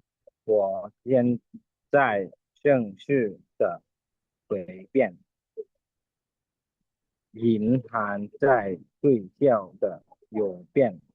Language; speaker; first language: Chinese; non-native, learner; Lao